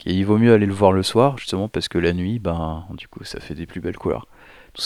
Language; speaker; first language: French; native; French